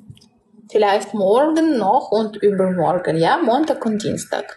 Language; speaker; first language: German; non-native, learner; Russian